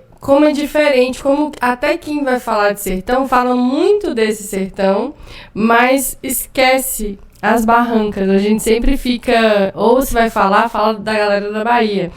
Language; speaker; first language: Portuguese; native; Portuguese